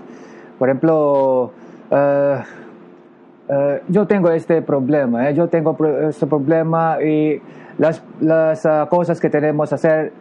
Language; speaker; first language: Spanish; non-native, learner; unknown